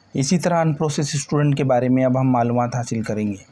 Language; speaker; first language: Hindi; non-native, local second language; Marathi